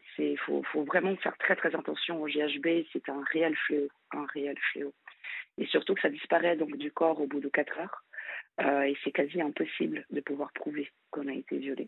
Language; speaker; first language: French; non-native, fluent; Portuguese